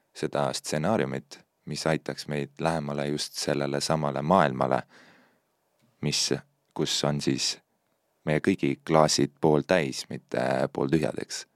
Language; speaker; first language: Estonian; native; Estonian